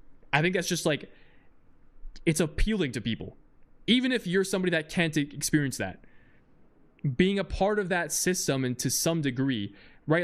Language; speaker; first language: English; native; English